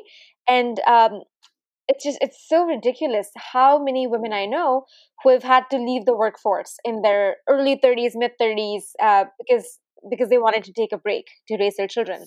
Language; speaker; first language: English; non-native, local second language; Hindi